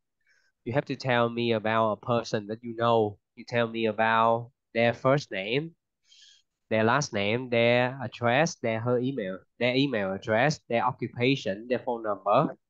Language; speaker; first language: English; non-native, fluent; Vietnamese